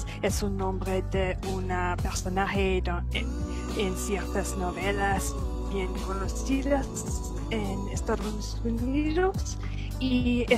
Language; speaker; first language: Spanish; non-native, fluent; English